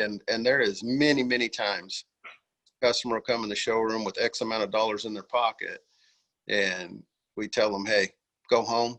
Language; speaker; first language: English; native; English